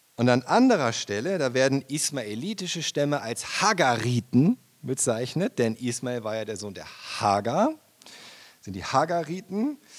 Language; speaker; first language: German; native; German